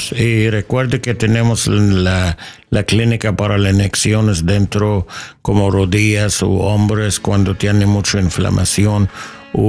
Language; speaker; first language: Spanish; non-native, learner; English